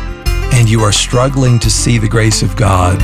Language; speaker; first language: English; native; English